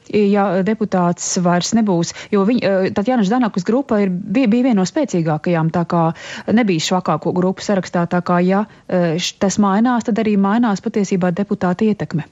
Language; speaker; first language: Latvian; native; Latvian